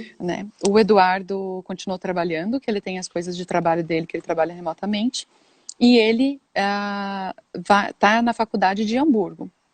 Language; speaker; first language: Portuguese; native; Portuguese